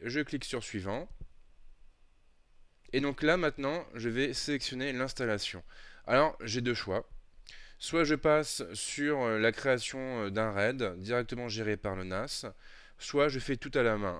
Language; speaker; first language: French; native; French